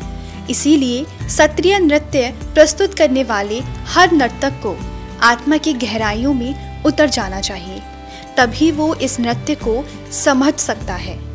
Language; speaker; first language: Hindi; native; Hindi